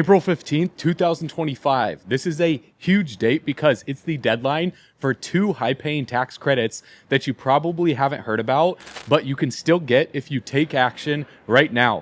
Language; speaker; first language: English; native; English